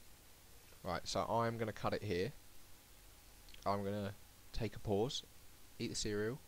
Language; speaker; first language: English; native; English